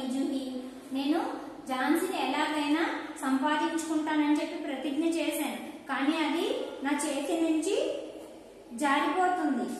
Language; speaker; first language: Hindi; non-native, local second language; Telugu